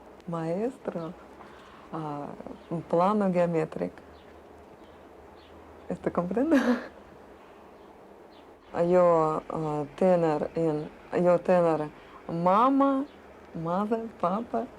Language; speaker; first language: Spanish; non-native, learner; Russian